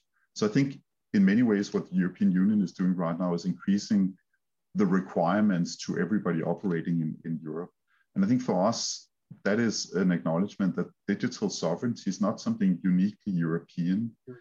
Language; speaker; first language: English; non-native, fluent; Danish